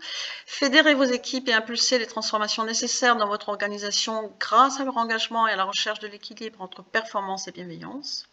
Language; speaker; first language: French; native; French